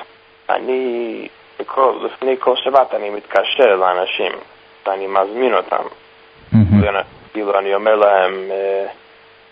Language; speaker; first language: Hebrew; non-native, fluent; English